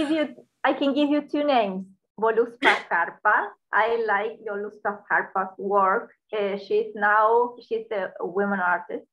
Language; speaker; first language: English; non-native, learner; Spanish